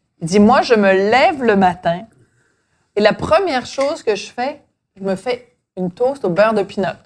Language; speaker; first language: French; native; French